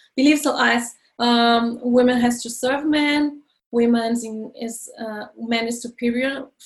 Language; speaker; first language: English; non-native, learner; Portuguese